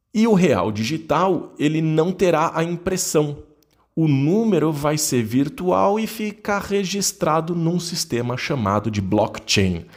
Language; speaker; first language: Portuguese; native; Portuguese